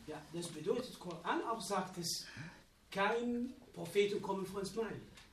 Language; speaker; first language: German; non-native, learner; Arabic